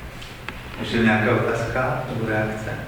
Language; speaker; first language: Czech; non-native, fluent; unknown